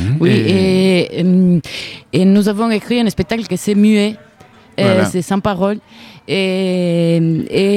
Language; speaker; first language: French; non-native, learner; Italian